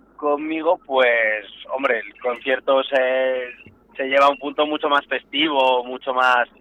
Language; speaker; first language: Spanish; native; Spanish